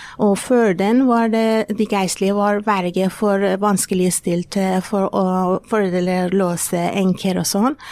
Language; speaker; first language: Norwegian; non-native, fluent; Persian